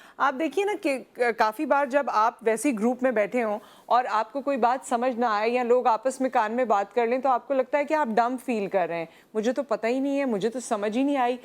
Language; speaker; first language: Urdu; native; Urdu